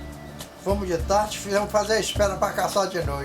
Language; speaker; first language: Portuguese; native; Portuguese